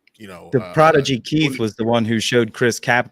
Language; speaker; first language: English; native; English